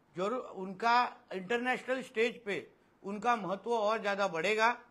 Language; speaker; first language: Hindi; non-native, local second language; Marathi